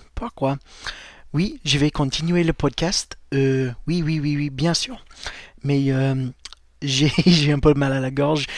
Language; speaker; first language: French; non-native, fluent; English